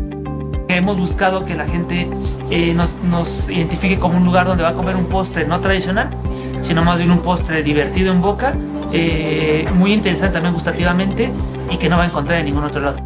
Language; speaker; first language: Spanish; native; Spanish